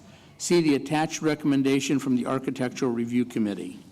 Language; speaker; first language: English; native; English